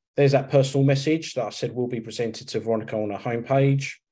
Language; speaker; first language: English; native; English